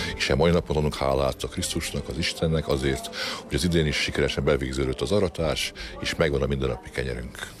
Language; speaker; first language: Hungarian; non-native, local second language; Croatian